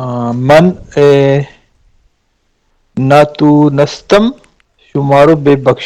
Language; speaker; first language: Persian; non-native, learner; Urdu